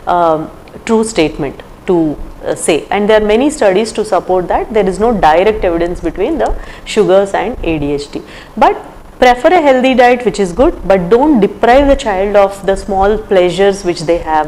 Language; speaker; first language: English; non-native, local second language; Telugu